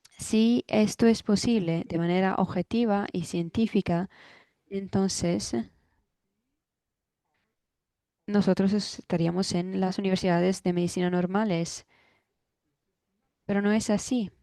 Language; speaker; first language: Spanish; non-native, fluent; German